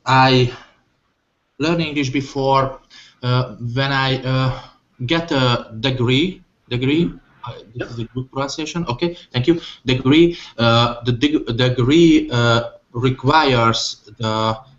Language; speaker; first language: English; non-native, learner; Hungarian